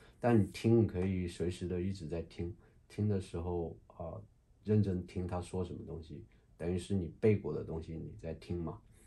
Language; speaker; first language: Chinese; native; Chinese